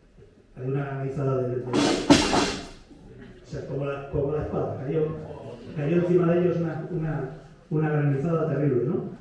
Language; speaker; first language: Spanish; native; Spanish